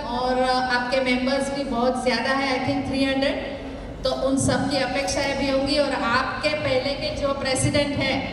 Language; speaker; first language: Hindi; non-native, local second language; Gujarati